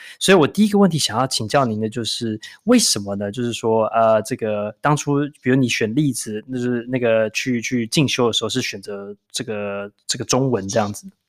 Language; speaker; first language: Chinese; native; Chinese